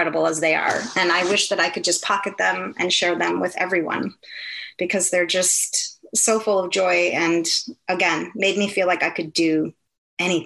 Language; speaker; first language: English; native; English